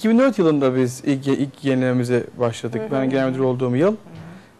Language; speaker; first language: Turkish; native; Turkish